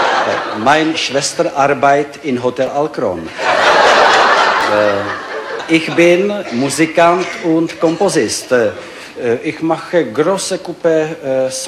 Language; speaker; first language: German; non-native, learner; Czech